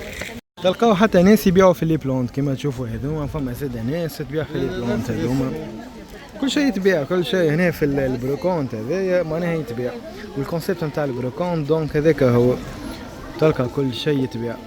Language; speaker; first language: Arabic; native; Arabic